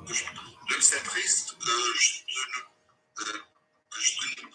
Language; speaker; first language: French; non-native, learner; English